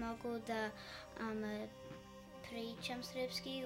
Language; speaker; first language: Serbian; early bilingual, heritage; Serbian